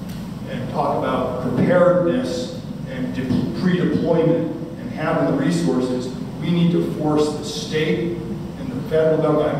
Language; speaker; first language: English; native; English